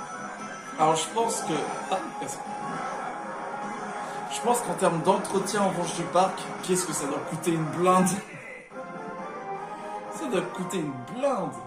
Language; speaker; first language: French; native; French